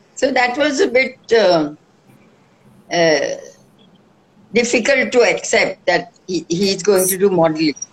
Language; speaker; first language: English; non-native, local second language; Marathi